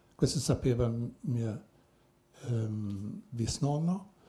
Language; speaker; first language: Italian; non-native, learner; Swedish